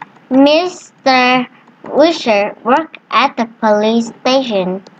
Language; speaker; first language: English; non-native, learner; Vietnamese